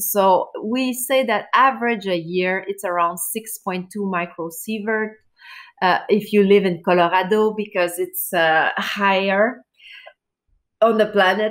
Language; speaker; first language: English; non-native, fluent; French